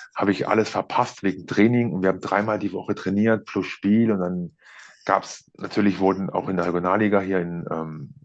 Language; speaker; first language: German; native; German